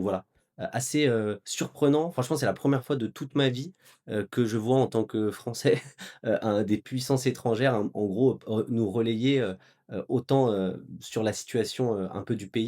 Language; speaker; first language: French; native; French